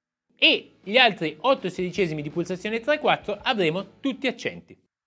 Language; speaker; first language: Italian; native; Italian